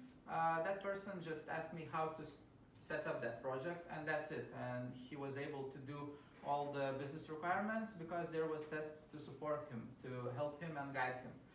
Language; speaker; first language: English; non-native, fluent; Lithuanian